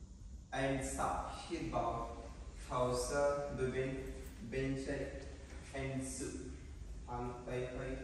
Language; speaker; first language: Vietnamese; non-native, learner; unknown